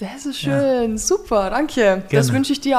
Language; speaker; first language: German; native; German